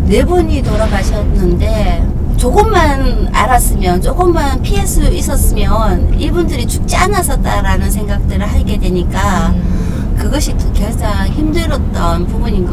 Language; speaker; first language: Korean; native; Korean